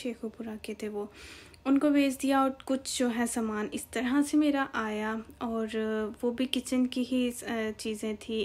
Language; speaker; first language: Urdu; native; Urdu